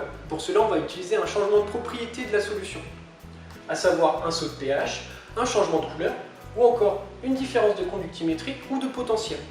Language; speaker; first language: French; native; French